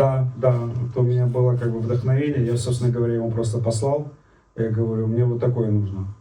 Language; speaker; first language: Russian; native; Russian